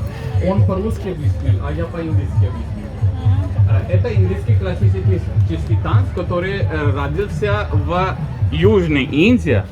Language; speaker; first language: Russian; non-native, fluent; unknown